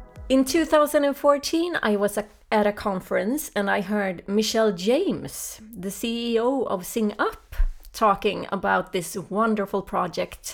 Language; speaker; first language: English; non-native, fluent; Swedish